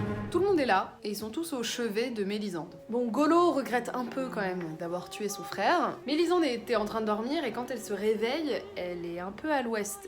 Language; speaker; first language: French; native; French